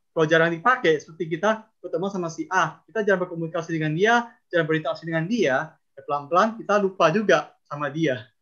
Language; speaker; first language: Indonesian; non-native, local second language; Chinese